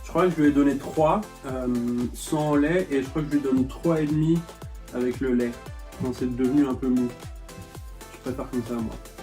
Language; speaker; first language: French; native; French